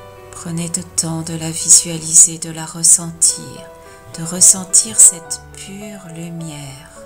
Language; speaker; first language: French; native; French